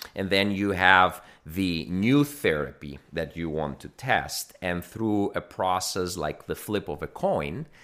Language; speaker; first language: English; non-native, fluent; Greek